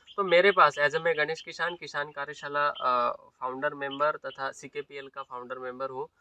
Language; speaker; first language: Hindi; non-native, local second language; Marathi